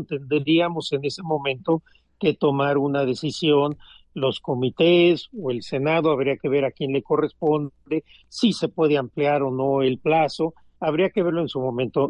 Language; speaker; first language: Spanish; native; Spanish